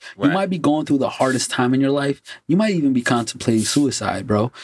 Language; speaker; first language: English; non-native, fluent; Portuguese